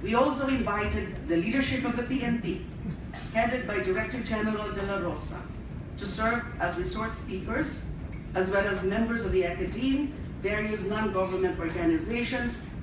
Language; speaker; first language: English; non-native, local second language; Filipino